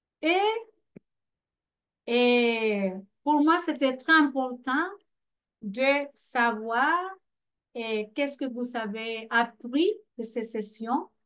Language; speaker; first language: French; non-native, fluent; Spanish